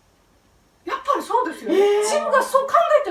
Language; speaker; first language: Japanese; non-native, fluent; Korean